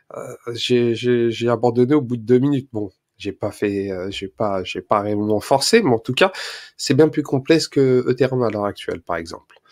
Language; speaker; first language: French; native; French